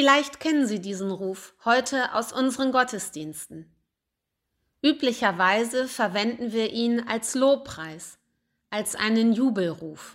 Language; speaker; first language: German; native; German